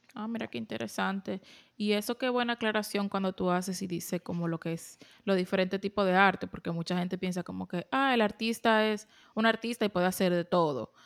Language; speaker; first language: Spanish; native; Spanish